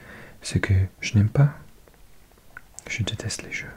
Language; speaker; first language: French; non-native, learner; English